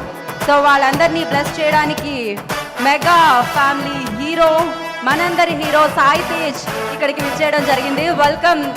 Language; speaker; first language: Telugu; native; Telugu